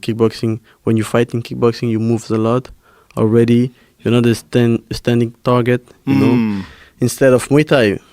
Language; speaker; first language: English; non-native, fluent; French